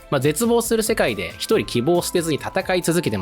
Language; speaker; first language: Japanese; native; Japanese